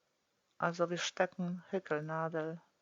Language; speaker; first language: German; non-native, fluent; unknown